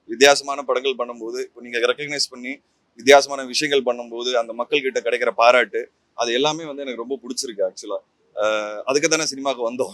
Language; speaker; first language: Tamil; native; Tamil